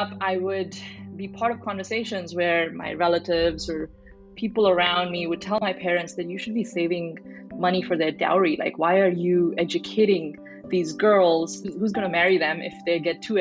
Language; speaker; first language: English; non-native, local second language; Hindi